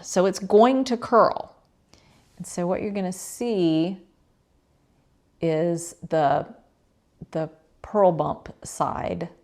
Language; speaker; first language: English; native; English